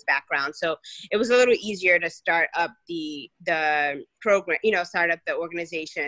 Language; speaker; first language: English; early bilingual, other home language; Kabuverdianu